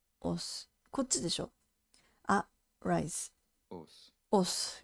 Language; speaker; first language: Japanese; native; Japanese